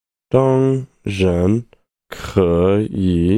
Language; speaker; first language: Chinese; non-native, learner; English